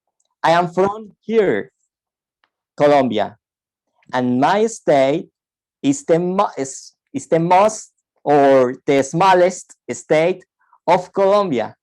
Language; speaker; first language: English; non-native, fluent; Spanish